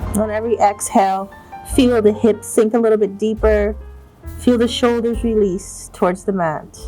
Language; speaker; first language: English; native; English